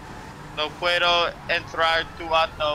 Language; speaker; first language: Spanish; non-native, learner; English